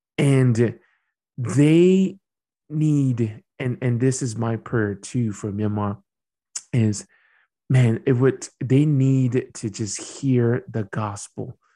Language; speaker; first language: English; early bilingual, other home language; Burmese